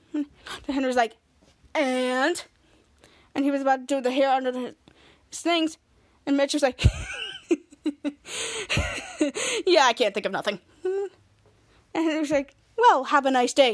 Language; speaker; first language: English; native; English